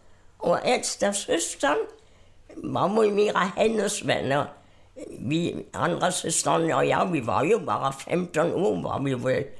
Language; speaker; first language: Swedish; non-native, fluent; German